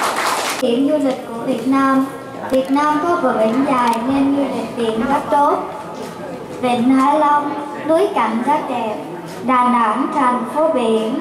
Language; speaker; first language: Vietnamese; early bilingual, heritage; Vietnamese